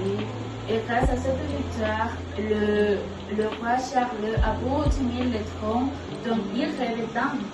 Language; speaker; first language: French; non-native, learner; Spanish